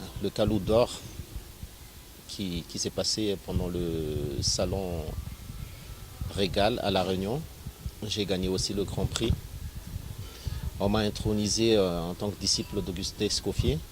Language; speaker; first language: French; non-native, local second language; Malagasy